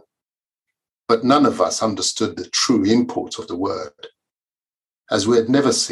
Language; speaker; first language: English; early bilingual, other home language; Yoruba